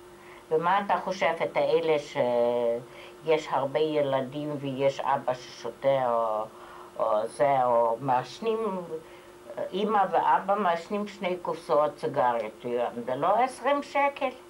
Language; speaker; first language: Hebrew; non-native, fluent; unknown